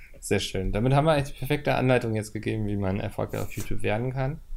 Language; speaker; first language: German; native; German